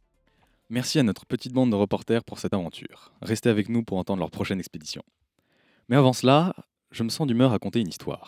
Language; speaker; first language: French; native; French